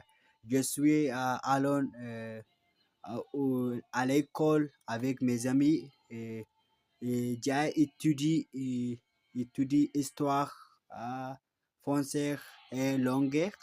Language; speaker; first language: French; non-native, learner; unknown